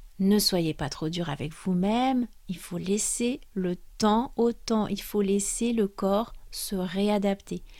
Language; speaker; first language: French; native; French